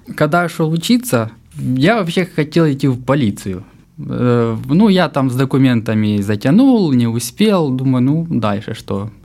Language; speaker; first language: Russian; native; Russian